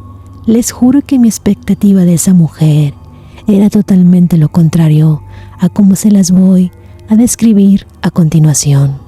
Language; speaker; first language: Spanish; native; Spanish